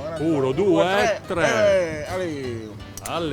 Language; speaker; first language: Russian; non-native, learner; Italian